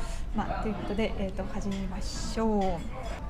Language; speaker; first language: Japanese; non-native, fluent; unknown